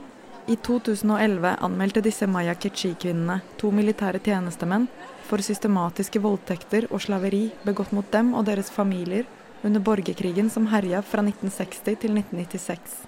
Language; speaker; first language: Norwegian; native; Norwegian